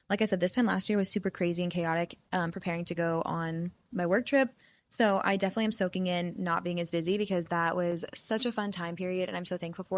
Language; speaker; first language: English; native; English